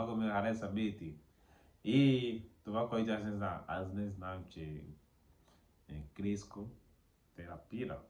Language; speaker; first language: Bulgarian; non-native, learner; Portuguese